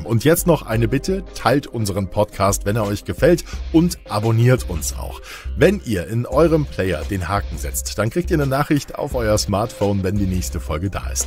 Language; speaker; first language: German; native; German